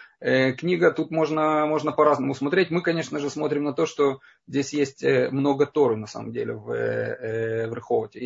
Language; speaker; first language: Russian; native; Russian